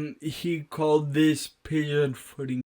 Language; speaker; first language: English; native; English